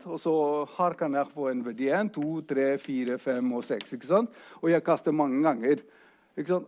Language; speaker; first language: Norwegian; non-native, fluent; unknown